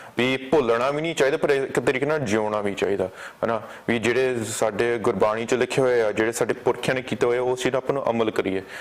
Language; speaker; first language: Punjabi; early bilingual, heritage; Punjabi